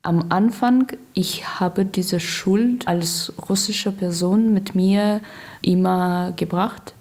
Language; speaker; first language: German; non-native, learner; Russian